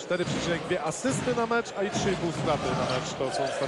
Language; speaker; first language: Polish; native; Polish